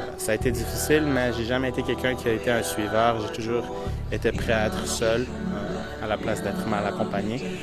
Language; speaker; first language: French; early bilingual, other home language; Portuguese